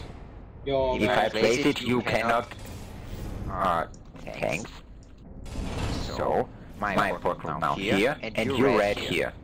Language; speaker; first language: English; non-native, learner; German